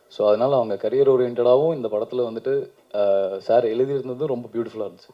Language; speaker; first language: Tamil; native; Tamil